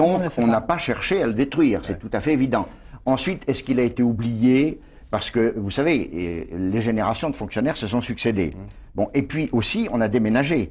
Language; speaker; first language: French; native; French